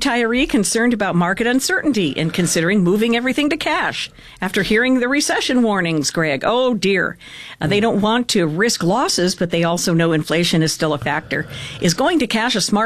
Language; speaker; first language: English; native; English